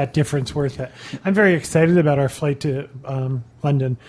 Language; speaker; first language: English; native; English